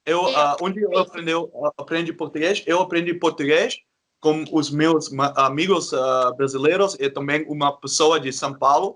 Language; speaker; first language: Portuguese; non-native, learner; English